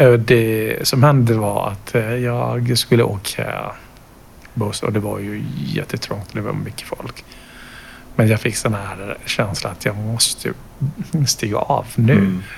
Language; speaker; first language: Swedish; non-native, fluent; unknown